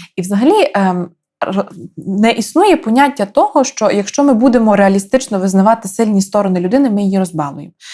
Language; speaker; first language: Ukrainian; native; Ukrainian